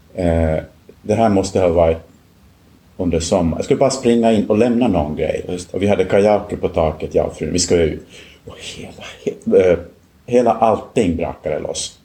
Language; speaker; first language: Swedish; native; Swedish